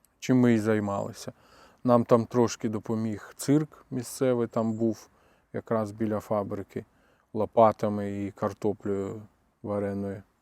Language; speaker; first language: Ukrainian; native; Ukrainian